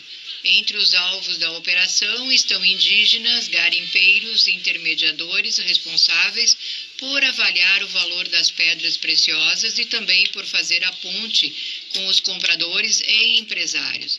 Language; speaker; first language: Portuguese; native; Portuguese